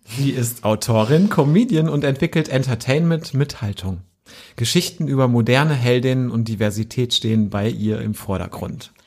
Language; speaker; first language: German; native; German